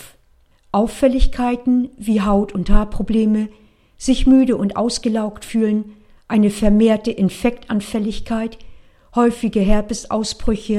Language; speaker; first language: German; native; German